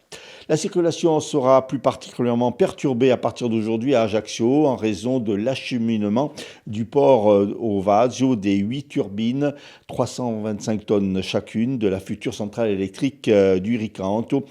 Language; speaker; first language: French; native; French